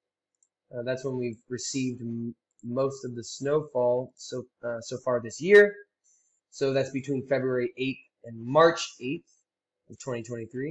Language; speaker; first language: English; native; English